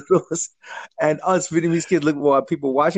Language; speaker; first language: English; early bilingual, other home language; Vietnamese